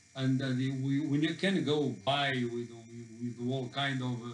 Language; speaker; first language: English; non-native, fluent; Portuguese